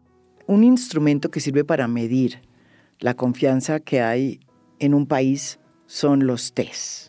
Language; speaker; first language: Spanish; native; Spanish